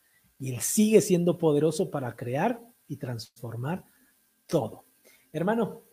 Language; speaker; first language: Spanish; native; Spanish